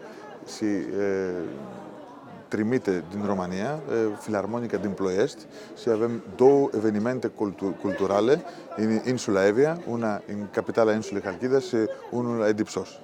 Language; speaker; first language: Romanian; non-native, fluent; Greek